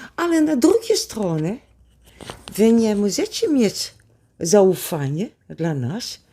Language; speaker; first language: Polish; non-native, learner; Dutch